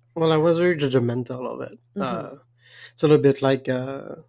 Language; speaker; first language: English; non-native, fluent; French